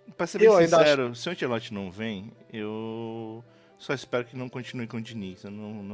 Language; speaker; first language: Portuguese; native; Portuguese